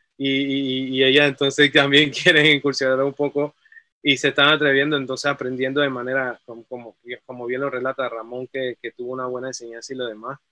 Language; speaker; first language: Spanish; native; Spanish